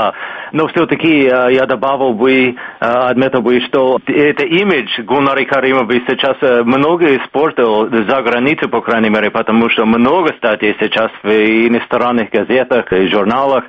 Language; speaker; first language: Russian; non-native, fluent; English